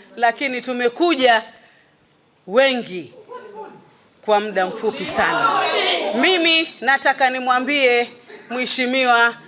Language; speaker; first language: Swahili; native; Swahili